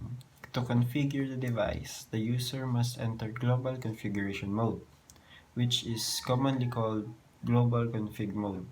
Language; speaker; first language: English; non-native, local second language; Filipino